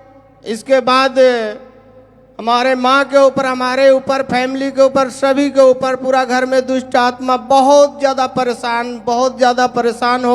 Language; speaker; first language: Hindi; non-native, local second language; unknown